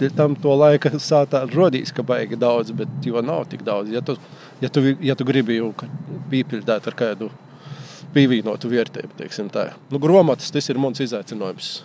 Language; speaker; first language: Latvian; native; Latvian